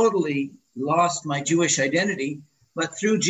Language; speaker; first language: English; native; English